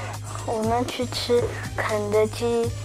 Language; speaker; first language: Chinese; non-native, learner; French